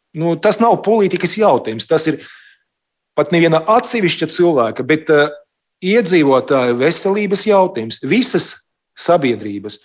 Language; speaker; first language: Latvian; non-native, local second language; Russian